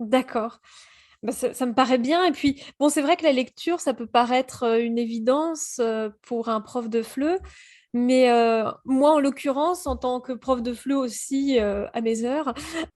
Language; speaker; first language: French; native; French